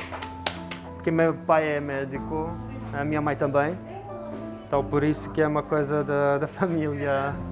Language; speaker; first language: Portuguese; non-native, fluent; Arabic